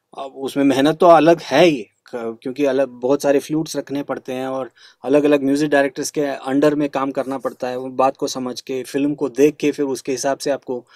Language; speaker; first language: Hindi; non-native, local second language; Kannada